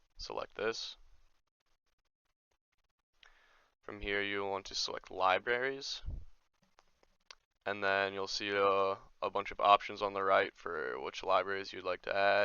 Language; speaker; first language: English; native; English